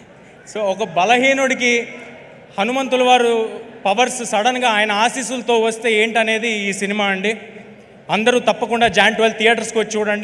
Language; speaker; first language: Telugu; native; Telugu